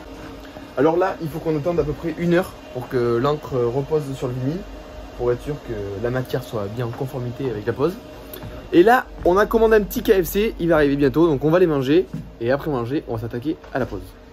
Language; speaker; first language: French; native; French